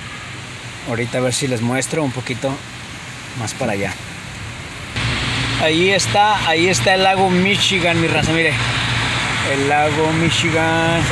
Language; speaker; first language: Spanish; native; Spanish